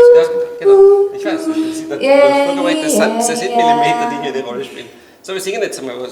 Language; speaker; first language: German; native; German